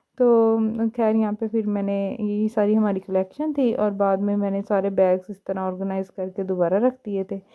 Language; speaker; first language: Urdu; native; Urdu